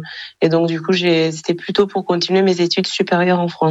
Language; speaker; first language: French; non-native, local second language; Kinyarwanda